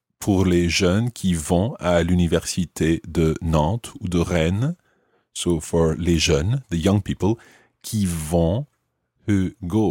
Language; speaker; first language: French; non-native, fluent; English